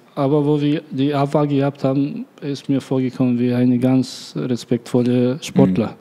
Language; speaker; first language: German; non-native, learner; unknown